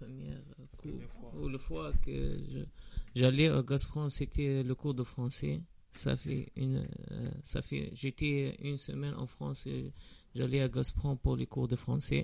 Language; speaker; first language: French; non-native, learner; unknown